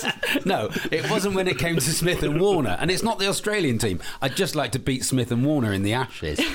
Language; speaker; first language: English; native; English